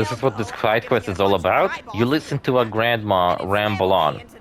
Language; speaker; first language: English; non-native, fluent; Polish